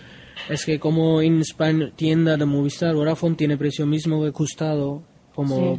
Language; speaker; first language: Spanish; non-native, learner; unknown